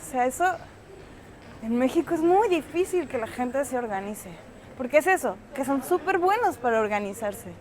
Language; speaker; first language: Spanish; native; Spanish